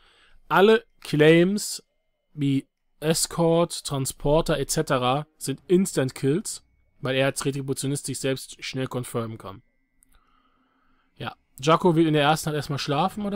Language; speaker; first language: German; native; German